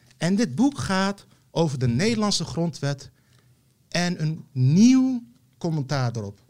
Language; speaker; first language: Dutch; early bilingual, other home language; Turkish